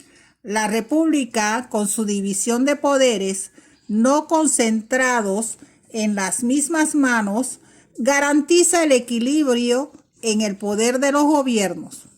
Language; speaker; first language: Spanish; native; Spanish